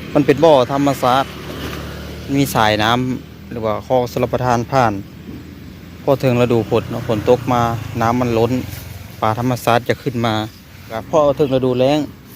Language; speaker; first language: Thai; native; Thai